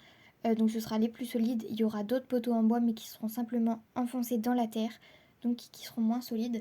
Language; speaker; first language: French; native; French